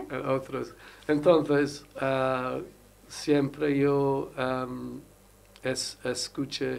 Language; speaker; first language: Spanish; non-native, learner; English